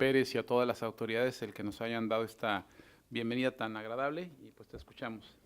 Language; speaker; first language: Spanish; native; Spanish